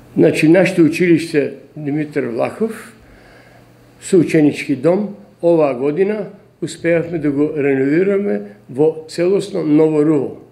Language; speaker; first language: Macedonian; native; Macedonian